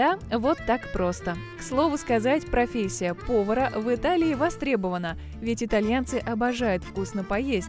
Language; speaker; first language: Russian; native; Russian